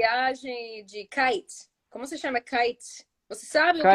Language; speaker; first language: Portuguese; non-native, learner; English